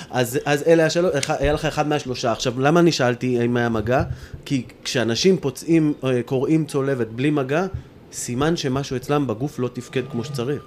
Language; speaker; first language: Hebrew; native; Hebrew